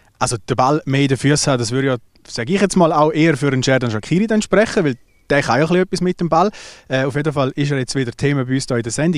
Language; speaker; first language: German; native; German